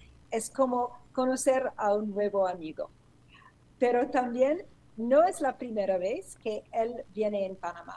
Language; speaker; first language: Spanish; non-native, fluent; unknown